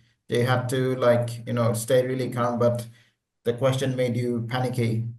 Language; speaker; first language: English; non-native, local second language; Bangla